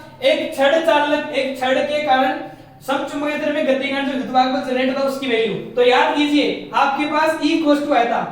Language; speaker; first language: Hindi; native; Hindi